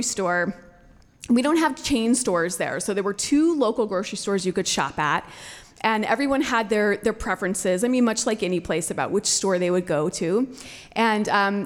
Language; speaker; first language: English; native; English